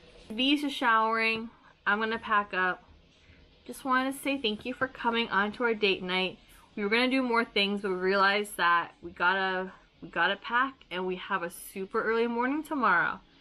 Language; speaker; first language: English; early bilingual, other home language; Vietnamese